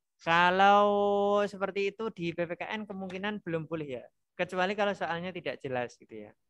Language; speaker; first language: Indonesian; non-native, local second language; Javanese